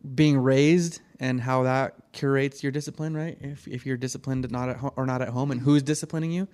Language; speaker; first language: English; native; English